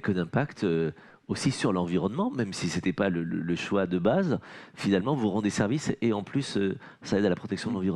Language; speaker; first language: French; native; French